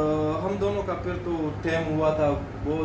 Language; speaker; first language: Hindi; non-native, local second language; Pashto